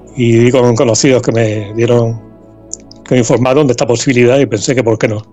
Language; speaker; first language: Spanish; native; Spanish